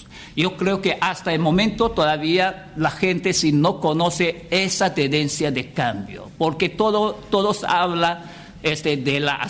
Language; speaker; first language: Spanish; non-native, fluent; Chinese